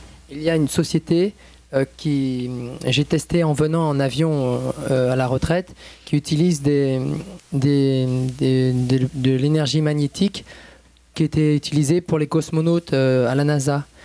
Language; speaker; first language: French; native; French